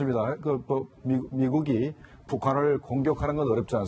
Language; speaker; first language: Korean; native; Korean